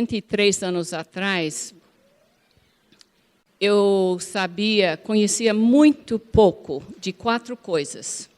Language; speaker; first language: Portuguese; non-native, fluent; English